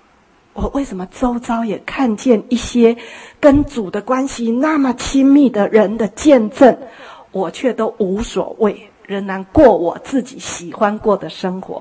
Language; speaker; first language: Chinese; native; Chinese